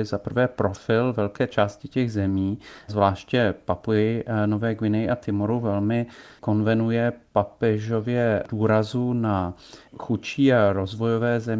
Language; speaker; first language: Czech; native; Czech